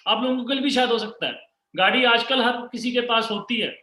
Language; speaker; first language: Hindi; non-native, local second language; Punjabi